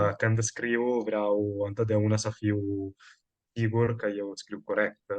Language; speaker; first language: Romanian; non-native, fluent; Italian